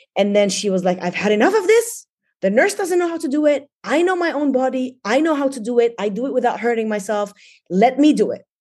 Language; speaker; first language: English; non-native, fluent; Arabic